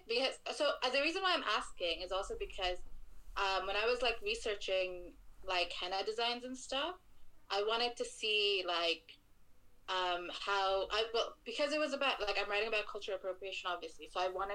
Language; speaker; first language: English; non-native, local second language; Bangla